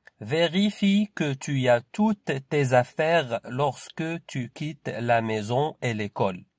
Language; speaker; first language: French; non-native, local second language; Arabic